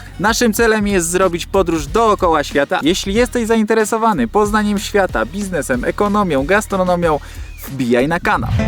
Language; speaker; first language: Polish; native; Polish